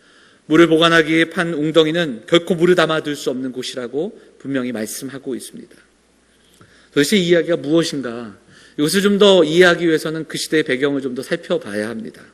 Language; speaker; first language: Korean; native; Korean